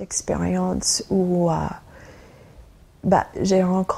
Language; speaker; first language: French; non-native, fluent; English